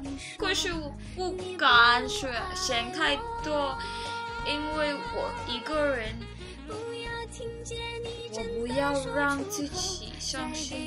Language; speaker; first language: Chinese; non-native, learner; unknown